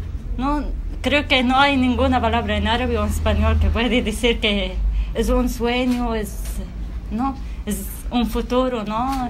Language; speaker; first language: Spanish; non-native, fluent; Arabic